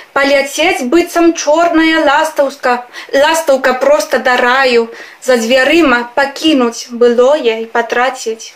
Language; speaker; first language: Belarusian; non-native, fluent; Spanish